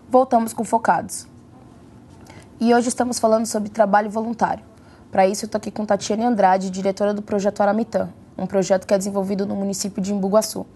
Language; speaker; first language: Portuguese; native; Portuguese